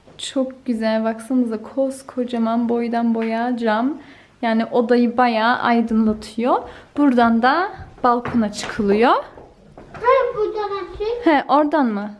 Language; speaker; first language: Turkish; early bilingual, heritage; Turkish